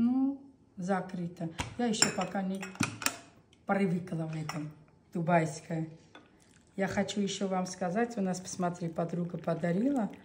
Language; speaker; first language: Russian; non-native, local second language; Armenian